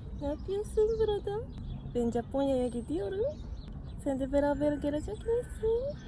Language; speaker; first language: Turkish; non-native, learner; Japanese